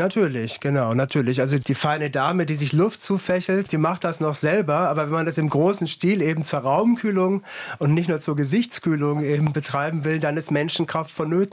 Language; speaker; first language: German; native; German